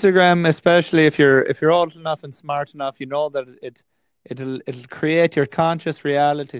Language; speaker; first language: English; native; English